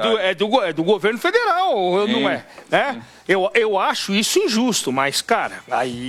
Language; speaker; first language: Portuguese; native; Portuguese